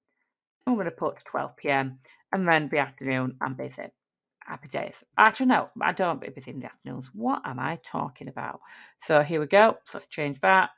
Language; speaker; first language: English; native; English